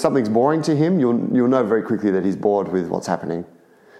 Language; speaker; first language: English; native; English